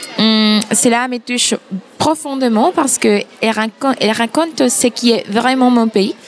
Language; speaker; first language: French; non-native, fluent; Spanish